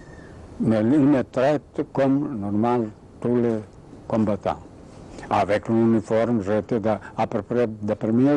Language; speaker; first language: French; non-native, fluent; Serbian